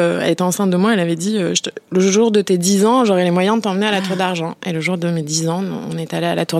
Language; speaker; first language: French; native; French